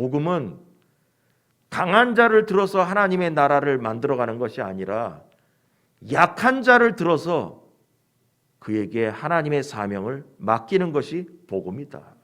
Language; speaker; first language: Korean; native; Korean